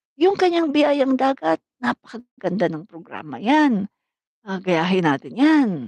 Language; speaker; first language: Filipino; non-native, local second language; Cebuano